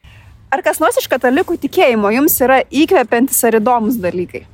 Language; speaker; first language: Lithuanian; native; Lithuanian